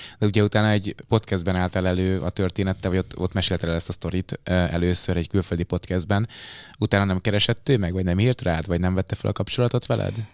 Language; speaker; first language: Hungarian; native; Hungarian